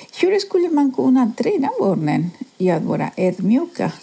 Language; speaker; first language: Swedish; non-native, fluent; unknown